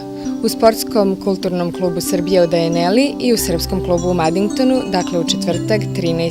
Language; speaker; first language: Bosnian; native; Bosnian